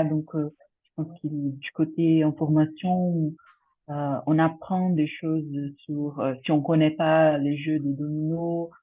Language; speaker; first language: French; non-native, fluent; Portuguese